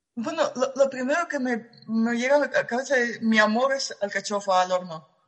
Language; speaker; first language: Spanish; non-native, fluent; Russian